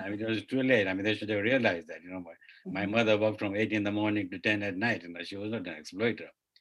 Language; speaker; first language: English; non-native, local second language; Kachhi